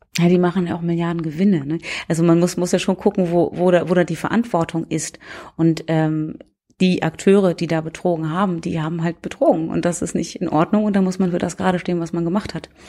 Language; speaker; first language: German; native; German